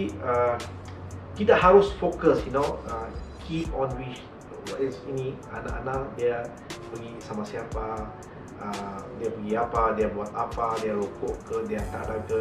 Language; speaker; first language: Indonesian; non-native, learner; Malay